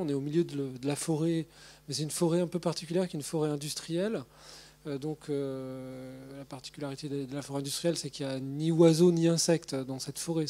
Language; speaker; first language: French; native; French